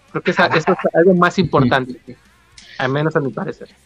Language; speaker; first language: Spanish; native; Spanish